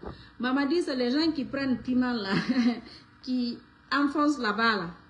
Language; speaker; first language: French; non-native, local second language; Fula